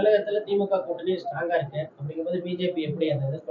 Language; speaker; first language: Tamil; native; Tamil